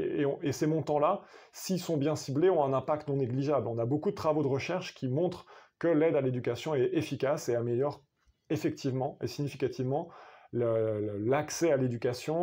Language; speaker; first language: French; native; French